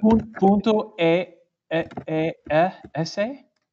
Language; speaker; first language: Spanish; non-native, learner; English